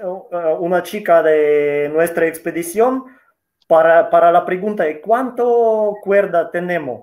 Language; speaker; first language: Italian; non-native, learner; Russian